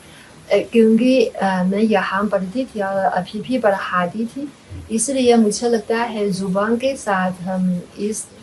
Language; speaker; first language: Hindi; non-native, fluent; Chinese